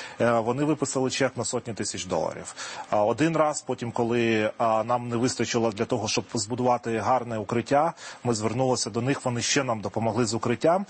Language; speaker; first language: Ukrainian; native; Ukrainian